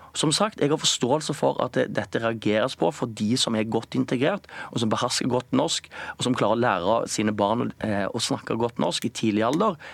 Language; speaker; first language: Norwegian; native; Norwegian